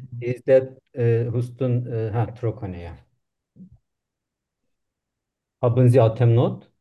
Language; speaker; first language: German; non-native, learner; Turkish